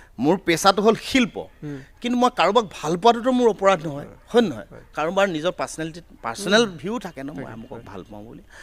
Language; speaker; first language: Assamese; native; Assamese